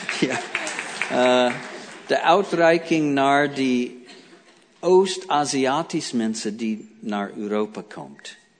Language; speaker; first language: Dutch; non-native, learner; English